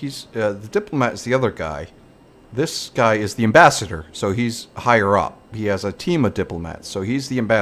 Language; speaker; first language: English; native; English